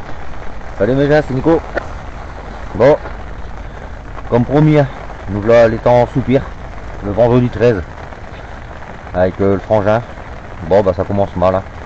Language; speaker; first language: French; native; French